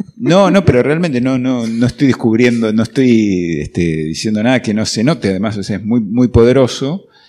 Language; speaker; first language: Spanish; native; Spanish